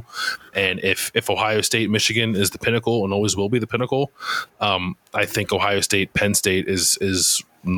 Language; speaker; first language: English; native; English